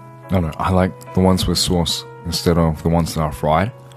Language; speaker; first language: English; native; English